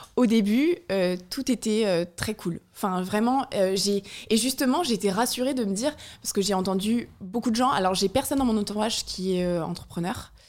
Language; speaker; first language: French; native; French